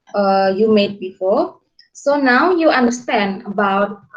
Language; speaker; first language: English; non-native, learner; Indonesian